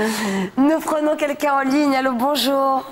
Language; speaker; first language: French; native; French